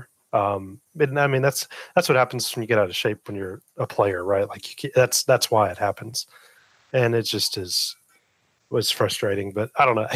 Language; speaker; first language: English; native; English